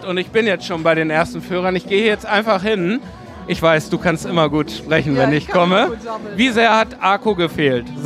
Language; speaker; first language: German; native; German